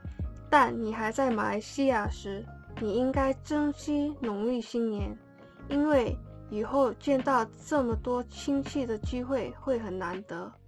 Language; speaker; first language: Chinese; non-native, learner; English